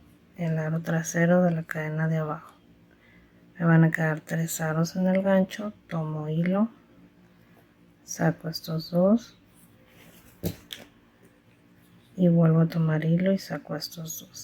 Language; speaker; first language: Spanish; native; Spanish